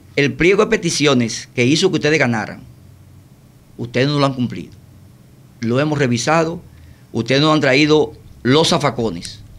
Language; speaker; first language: Spanish; native; Spanish